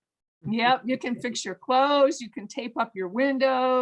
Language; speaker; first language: English; native; English